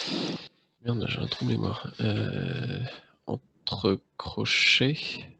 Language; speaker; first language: French; native; French